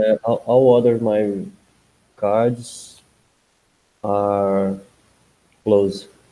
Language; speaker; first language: English; non-native, learner; Portuguese